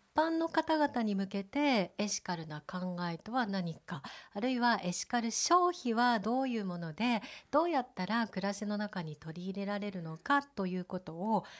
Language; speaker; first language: Japanese; native; Japanese